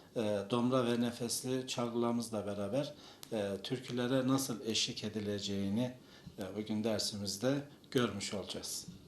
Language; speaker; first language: Turkish; native; Turkish